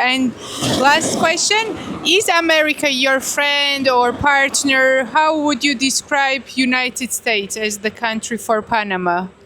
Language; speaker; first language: English; non-native, learner; Georgian